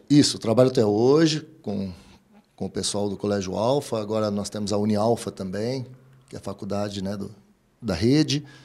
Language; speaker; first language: Portuguese; native; Portuguese